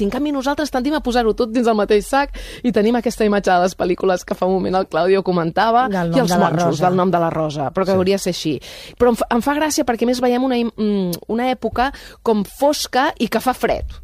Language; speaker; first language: Catalan; native; Catalan